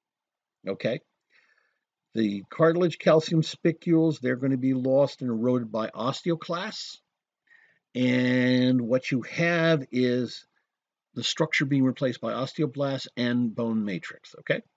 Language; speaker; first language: English; native; English